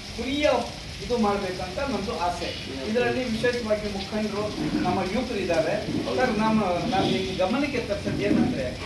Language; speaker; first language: Kannada; non-native, local second language; Urdu